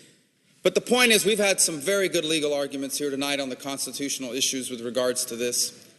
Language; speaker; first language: English; native; English